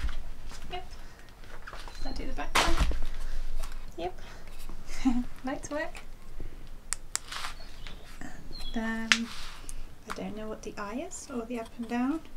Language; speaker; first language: English; native; English